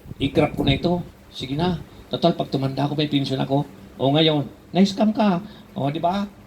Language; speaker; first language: Filipino; native; Filipino